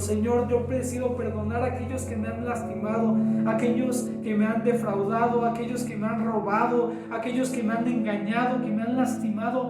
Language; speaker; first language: Spanish; native; Spanish